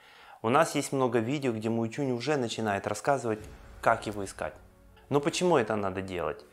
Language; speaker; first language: Russian; native; Russian